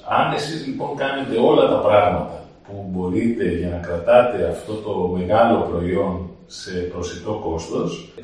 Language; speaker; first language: Greek; native; Greek